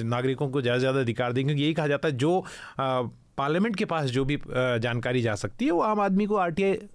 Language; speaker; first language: Hindi; native; Hindi